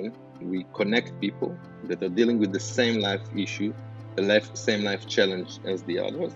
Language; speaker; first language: English; non-native, fluent; Hebrew